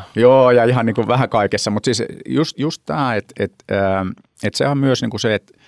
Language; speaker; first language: Finnish; native; Finnish